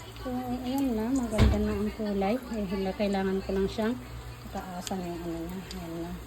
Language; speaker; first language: Filipino; non-native, local second language; Iloko